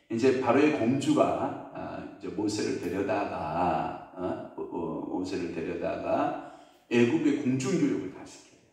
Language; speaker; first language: Korean; native; Korean